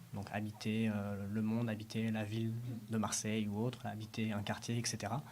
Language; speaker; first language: French; native; French